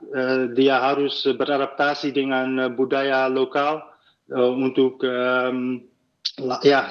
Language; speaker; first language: Indonesian; non-native, fluent; Dutch